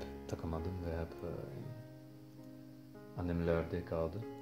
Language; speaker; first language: Turkish; non-native, learner; French